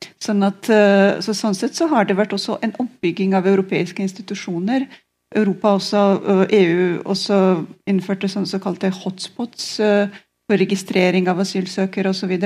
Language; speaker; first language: Norwegian; non-native, fluent; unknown